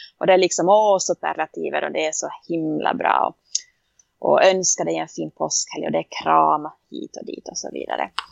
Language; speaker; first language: Swedish; native; Swedish